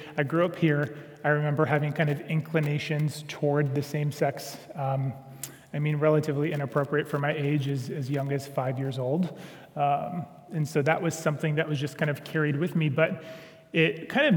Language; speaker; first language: English; native; English